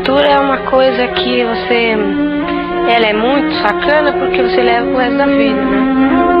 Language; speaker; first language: Portuguese; native; Portuguese